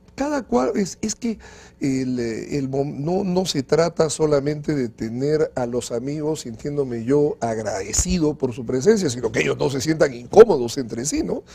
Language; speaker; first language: Spanish; native; Spanish